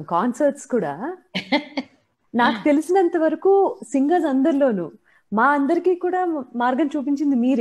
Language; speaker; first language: Telugu; native; Telugu